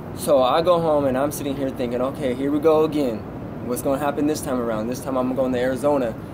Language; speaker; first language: English; native; English